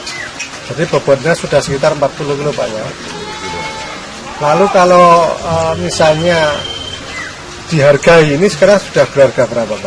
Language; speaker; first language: Indonesian; native; Indonesian